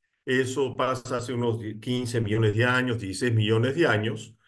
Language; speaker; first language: Spanish; native; Spanish